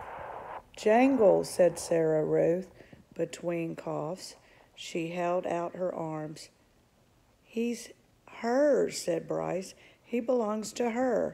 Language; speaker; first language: English; native; English